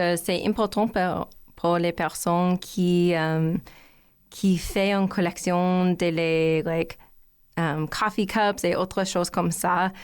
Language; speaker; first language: French; non-native, learner; English